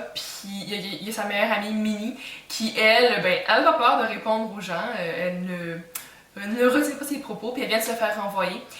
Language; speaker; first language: French; native; French